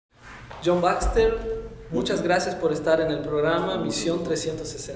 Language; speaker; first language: Spanish; non-native, fluent; Portuguese